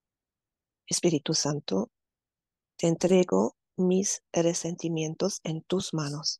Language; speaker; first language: Spanish; non-native, fluent; German